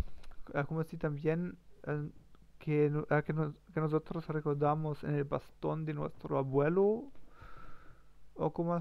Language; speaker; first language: Spanish; non-native, learner; German